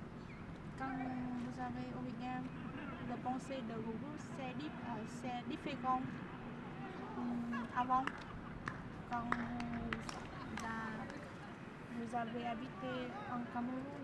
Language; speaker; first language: French; non-native, learner; Vietnamese